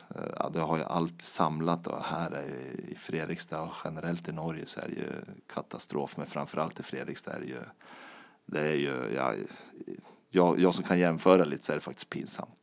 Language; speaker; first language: Swedish; native; Swedish